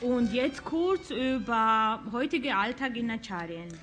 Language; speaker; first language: German; non-native, fluent; Georgian